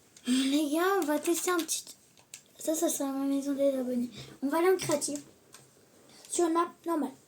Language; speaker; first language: French; native; French